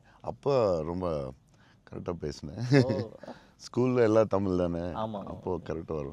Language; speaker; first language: Tamil; non-native, local second language; Telugu